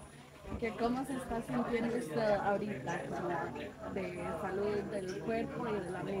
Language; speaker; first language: Spanish; native; Spanish